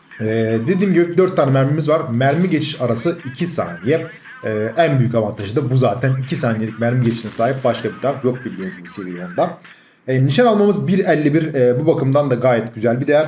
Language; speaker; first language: Turkish; native; Turkish